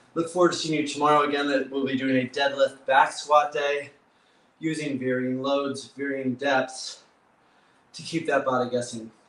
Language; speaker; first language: English; native; English